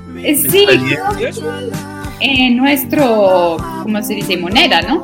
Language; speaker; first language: Spanish; non-native, learner; Afrikaans